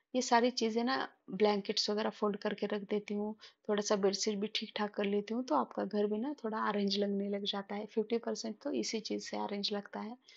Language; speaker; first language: Hindi; non-native, local second language; Marathi